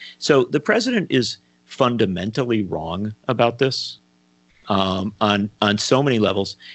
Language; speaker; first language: English; native; English